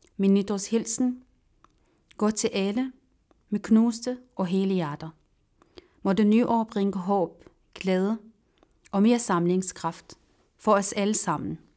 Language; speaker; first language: Danish; non-native, fluent; Arabic